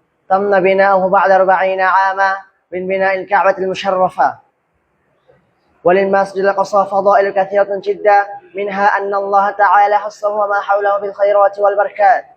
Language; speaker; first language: Arabic; non-native, learner; Bangla